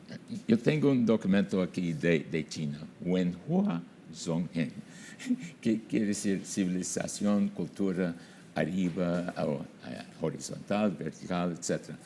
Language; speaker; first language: Spanish; non-native, fluent; English